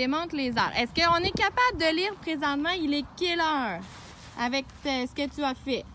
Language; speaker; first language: French; native; French